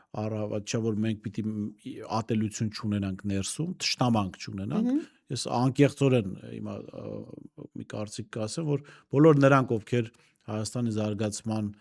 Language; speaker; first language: Armenian; native; Armenian